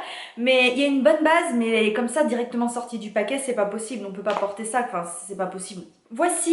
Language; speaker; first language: French; native; French